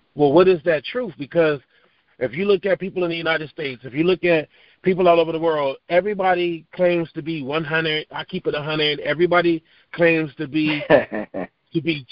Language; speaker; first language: English; native; English